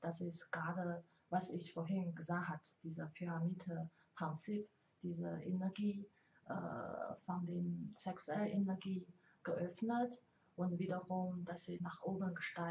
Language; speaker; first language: German; non-native, learner; Chinese